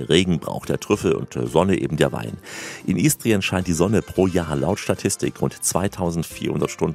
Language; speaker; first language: German; native; German